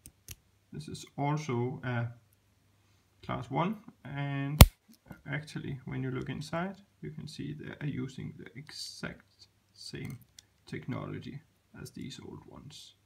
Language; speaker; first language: English; non-native, fluent; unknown